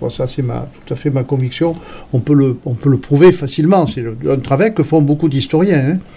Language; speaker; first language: French; native; French